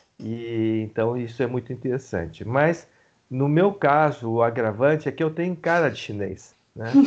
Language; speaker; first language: Portuguese; native; Portuguese